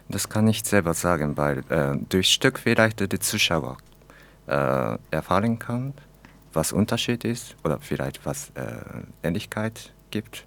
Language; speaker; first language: German; non-native, learner; Japanese